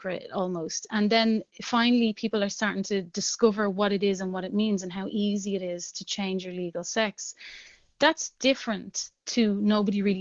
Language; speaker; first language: English; native; English